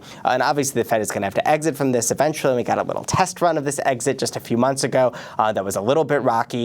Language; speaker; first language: English; native; English